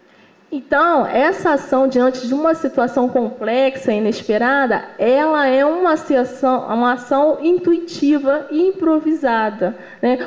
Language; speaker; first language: Portuguese; native; Portuguese